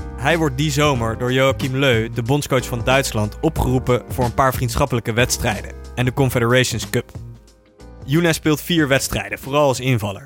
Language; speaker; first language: Dutch; native; Dutch